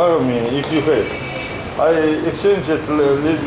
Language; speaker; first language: English; non-native, learner; Russian